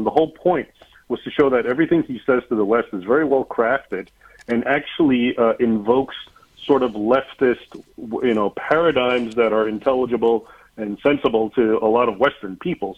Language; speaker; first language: English; native; English